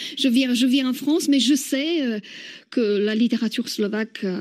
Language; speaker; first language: French; non-native, fluent; Slovak